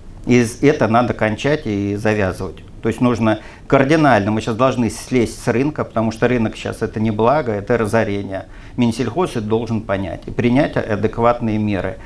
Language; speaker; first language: Russian; native; Russian